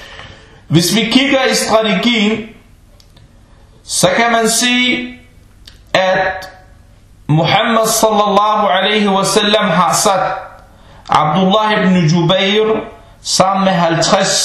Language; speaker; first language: Danish; early bilingual, other home language; Arabic